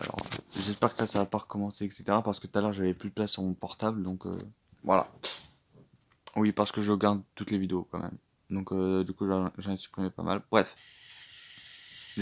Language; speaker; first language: French; native; French